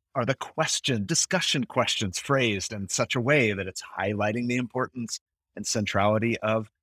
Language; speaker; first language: English; native; English